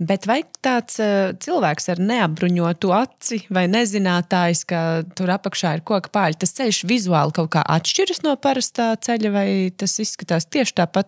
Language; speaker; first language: Latvian; native; Latvian